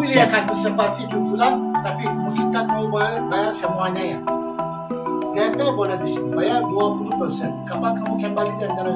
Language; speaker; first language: Indonesian; non-native, learner; Turkish